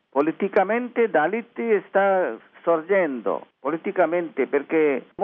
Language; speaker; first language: Italian; non-native, learner; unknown